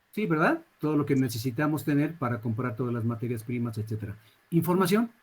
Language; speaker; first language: Spanish; native; Spanish